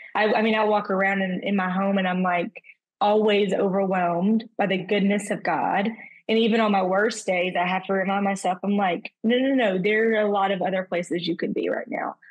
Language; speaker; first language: English; native; English